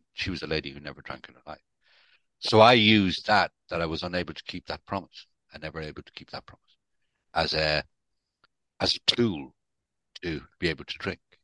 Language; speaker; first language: English; native; English